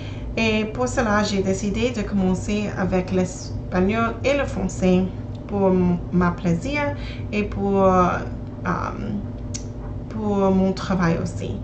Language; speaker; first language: French; non-native, learner; English